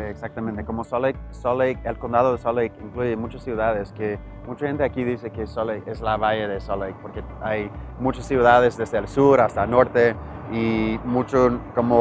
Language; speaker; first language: Spanish; early bilingual, heritage; Spanish